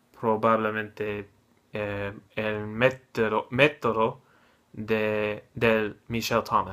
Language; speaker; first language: Spanish; non-native, learner; English